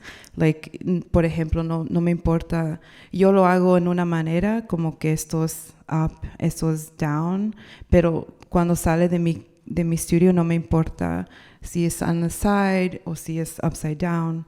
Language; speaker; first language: Spanish; non-native, learner; English